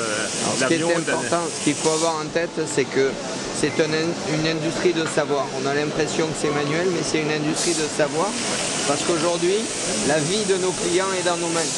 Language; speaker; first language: French; native; French